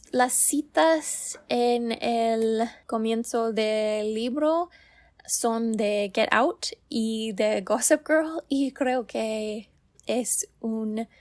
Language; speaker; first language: Spanish; non-native, learner; English